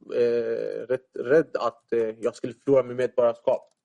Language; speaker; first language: Swedish; early bilingual, other home language; Arabic